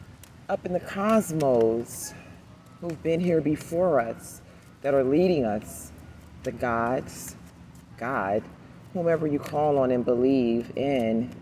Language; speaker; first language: English; native; English